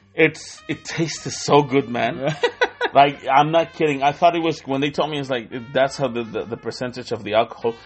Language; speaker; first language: English; non-native, fluent; Spanish